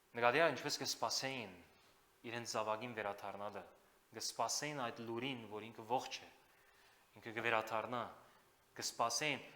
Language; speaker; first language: Armenian; native; Armenian